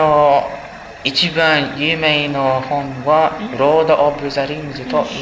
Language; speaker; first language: Japanese; non-native, learner; English